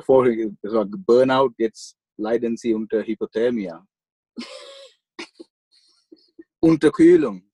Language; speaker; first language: German; non-native, fluent; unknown